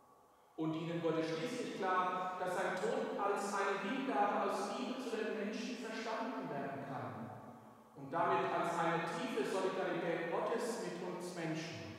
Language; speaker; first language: German; native; German